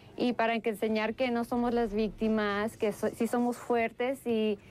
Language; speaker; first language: Spanish; native; Spanish